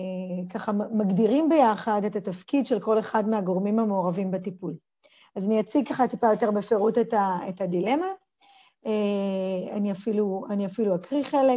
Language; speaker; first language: Hebrew; native; Hebrew